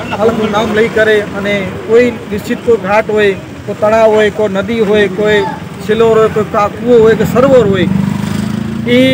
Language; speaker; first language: Gujarati; non-native, local second language; Kachhi